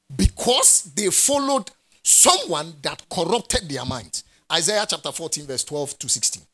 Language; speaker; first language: English; non-native, local second language; Akan